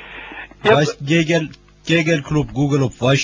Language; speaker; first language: German; non-native, learner; Turkish